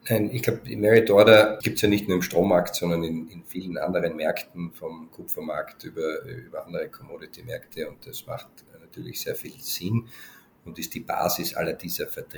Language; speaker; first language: German; native; German